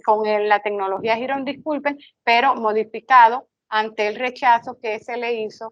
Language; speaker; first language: Spanish; native; Spanish